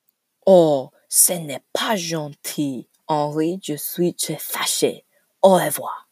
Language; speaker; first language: French; non-native, learner; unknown